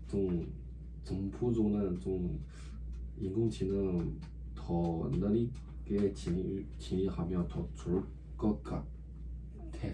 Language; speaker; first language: Korean; non-native, learner; Chinese